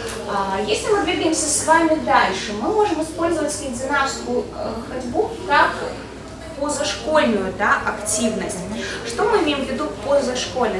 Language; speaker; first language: Russian; native; Russian